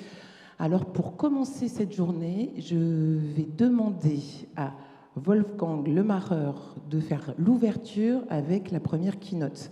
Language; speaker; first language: French; native; French